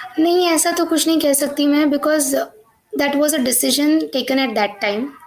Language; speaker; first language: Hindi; non-native, local second language; Marathi